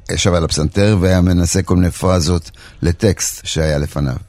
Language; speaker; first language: Hebrew; early bilingual, other home language; Polish